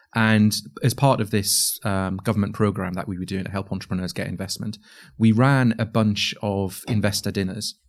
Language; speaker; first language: English; native; English